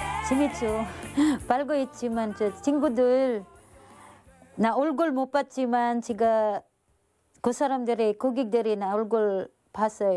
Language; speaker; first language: Korean; non-native, learner; Filipino